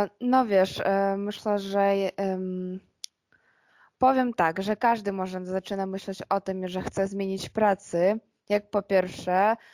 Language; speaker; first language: Polish; non-native, fluent; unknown